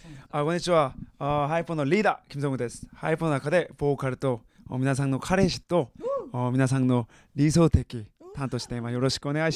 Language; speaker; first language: Japanese; non-native, learner; Korean